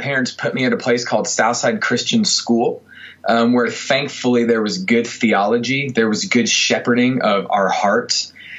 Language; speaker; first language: English; native; English